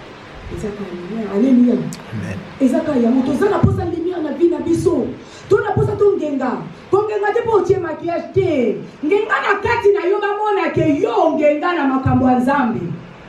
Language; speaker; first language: Lingala; native; Lingala